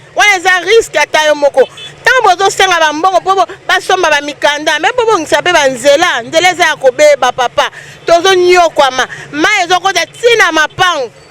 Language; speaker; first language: Lingala; native; Lingala